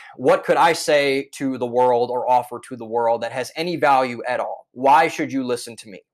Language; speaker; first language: English; native; English